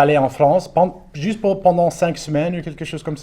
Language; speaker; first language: French; non-native, local second language; English